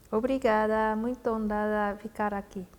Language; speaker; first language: Portuguese; non-native, fluent; Japanese